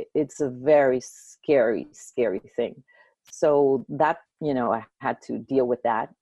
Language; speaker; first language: English; early bilingual, other home language; Spanish